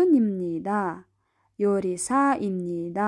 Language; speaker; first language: Korean; non-native, fluent; Kyrgyz